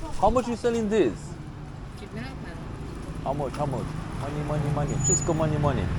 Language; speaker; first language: English; non-native, learner; Polish